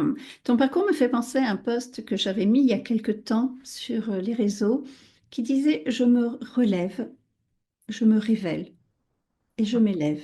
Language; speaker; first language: French; native; French